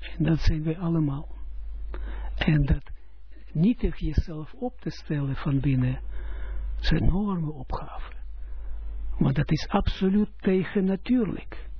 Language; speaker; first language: Dutch; non-native, fluent; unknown